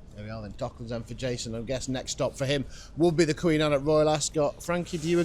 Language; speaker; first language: English; native; English